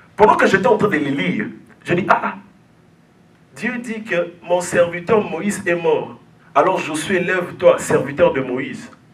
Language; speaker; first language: French; non-native, local second language; Lingala